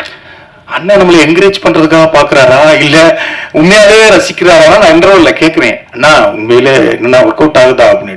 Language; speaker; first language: Tamil; native; Tamil